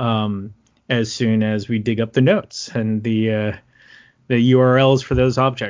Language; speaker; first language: English; native; English